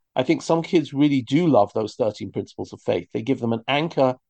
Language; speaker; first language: English; native; English